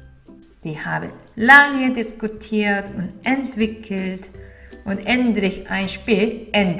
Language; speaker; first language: German; non-native, fluent; Korean